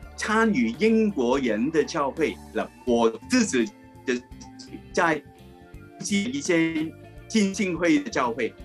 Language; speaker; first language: Chinese; non-native, local second language; Cantonese